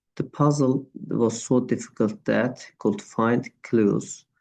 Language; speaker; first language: English; non-native, fluent; Azerbaijani